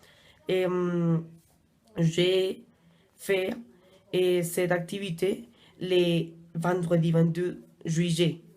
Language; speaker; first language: French; non-native, learner; Spanish